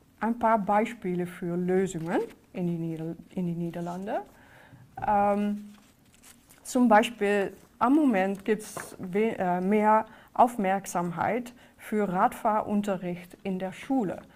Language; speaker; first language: German; non-native, fluent; Dutch